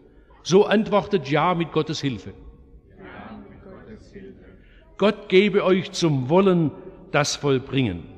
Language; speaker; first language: German; native; German